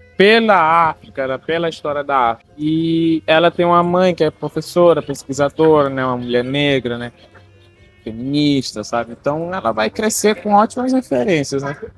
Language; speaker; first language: Portuguese; non-native, local second language; Kabuverdianu